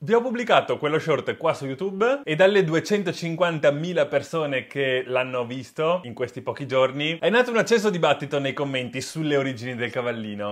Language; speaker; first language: Italian; native; Italian